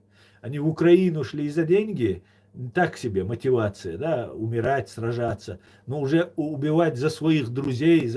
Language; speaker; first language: Russian; non-native, local second language; Chechen